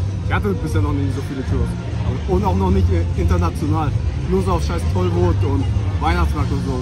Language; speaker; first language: German; early bilingual, other home language; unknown